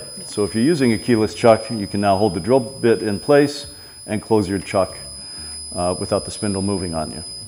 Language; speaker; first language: English; native; English